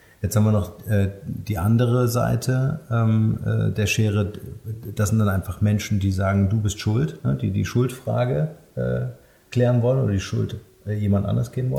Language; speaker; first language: German; native; German